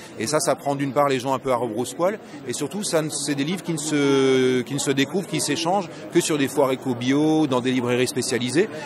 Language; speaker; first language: French; native; French